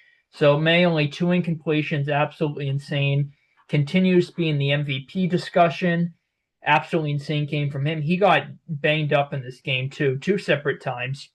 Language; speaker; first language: English; native; English